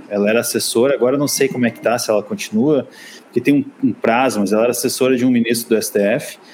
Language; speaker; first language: Portuguese; native; Portuguese